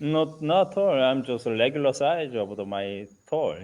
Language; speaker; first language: English; non-native, learner; Korean